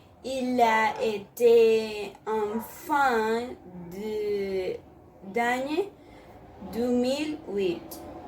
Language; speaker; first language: French; non-native, learner; Spanish